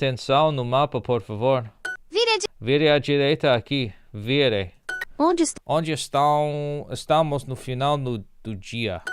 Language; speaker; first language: Portuguese; non-native, learner; English